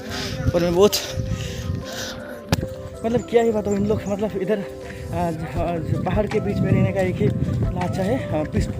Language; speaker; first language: Hindi; non-native, local second language; Nepali